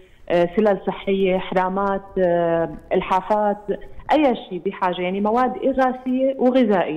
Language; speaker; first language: Arabic; native; Arabic